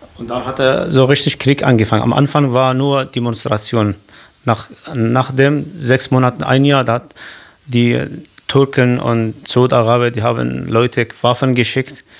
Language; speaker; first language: German; non-native, learner; Kurdish